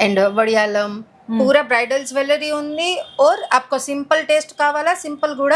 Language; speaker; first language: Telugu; non-native, local second language; Hindi